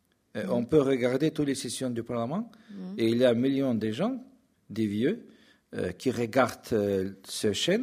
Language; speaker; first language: French; non-native, fluent; Russian